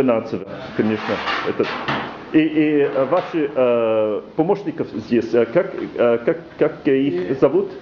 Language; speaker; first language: Russian; non-native, learner; English